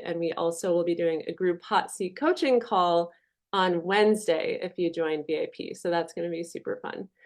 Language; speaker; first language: English; native; English